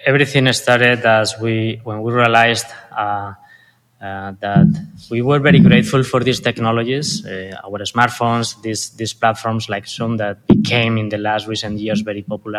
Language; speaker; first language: English; non-native, fluent; Spanish